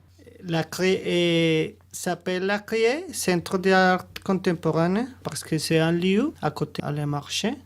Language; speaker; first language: French; non-native, learner; Spanish